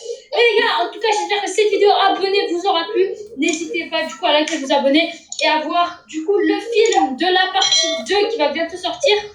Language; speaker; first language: French; native; French